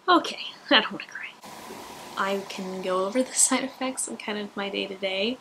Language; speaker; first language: English; native; English